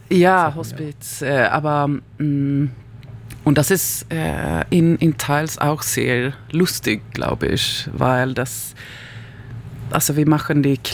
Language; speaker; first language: German; non-native, learner; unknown